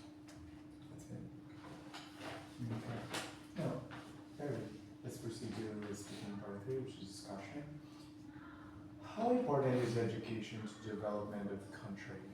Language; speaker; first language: English; non-native, fluent; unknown